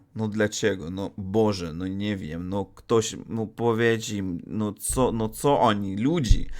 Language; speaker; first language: Polish; non-native, learner; Russian